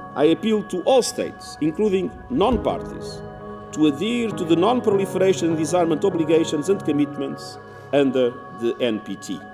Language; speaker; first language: English; non-native, fluent; Portuguese